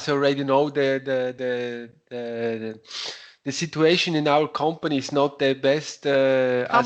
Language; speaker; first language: English; non-native, learner; Italian